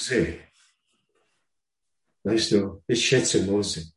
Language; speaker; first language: German; non-native, fluent; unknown